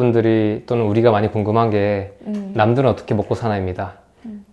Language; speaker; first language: Korean; native; Korean